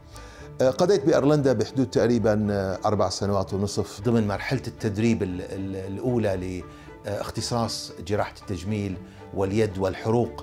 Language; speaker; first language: Arabic; native; Arabic